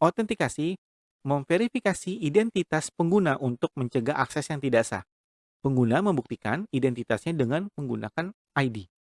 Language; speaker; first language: Indonesian; native; Indonesian